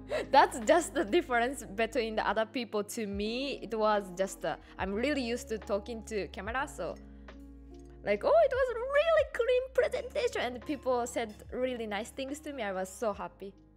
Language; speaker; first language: English; non-native, fluent; Japanese